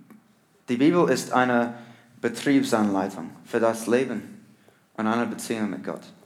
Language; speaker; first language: German; non-native, learner; English